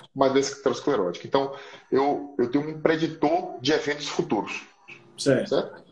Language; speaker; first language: Portuguese; native; Portuguese